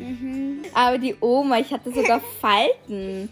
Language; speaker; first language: German; native; German